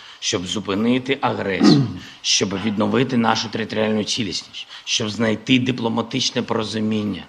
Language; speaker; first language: Ukrainian; non-native, local second language; Russian